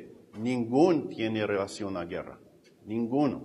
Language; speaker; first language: Spanish; non-native, fluent; English